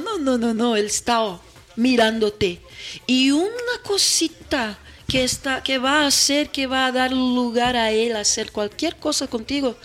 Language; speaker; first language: Spanish; non-native, fluent; Portuguese